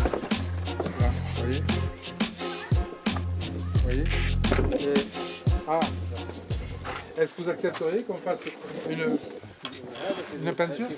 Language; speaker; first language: French; native; French